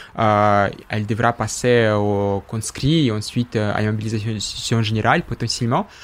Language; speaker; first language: French; non-native, fluent; Russian